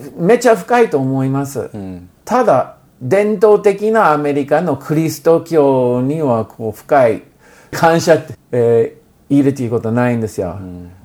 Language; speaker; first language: Japanese; non-native, fluent; English